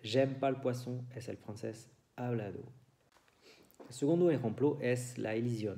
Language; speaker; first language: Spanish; non-native, fluent; French